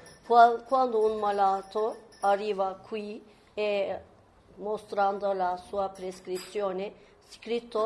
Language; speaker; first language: Italian; non-native, learner; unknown